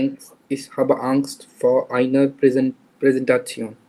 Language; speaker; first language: German; non-native, learner; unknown